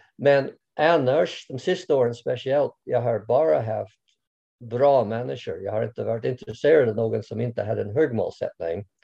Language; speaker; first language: Swedish; non-native, fluent; English